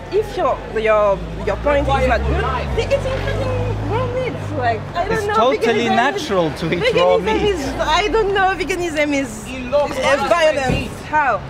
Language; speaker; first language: English; non-native, learner; French